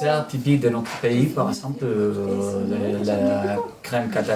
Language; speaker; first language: French; non-native, learner; Spanish